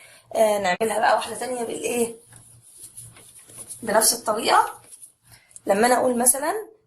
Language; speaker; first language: Arabic; native; Arabic